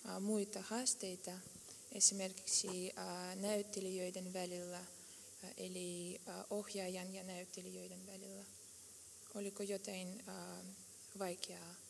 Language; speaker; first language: Finnish; non-native, fluent; Russian